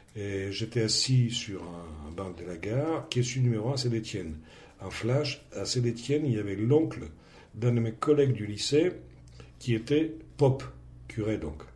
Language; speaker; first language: French; non-native, fluent; Greek